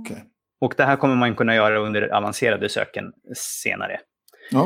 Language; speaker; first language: Swedish; native; Swedish